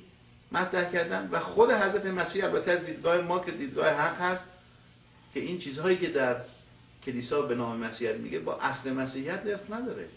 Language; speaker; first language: Persian; native; Persian